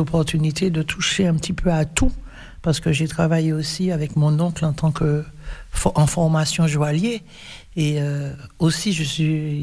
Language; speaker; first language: French; native; French